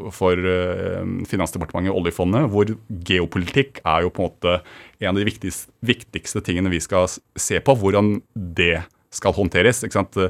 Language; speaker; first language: Norwegian; early bilingual, other home language; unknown